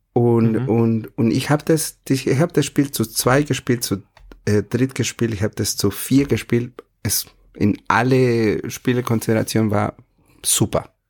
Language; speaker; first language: German; non-native, fluent; Spanish